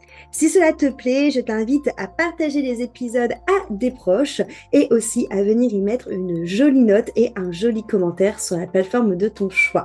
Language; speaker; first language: French; native; French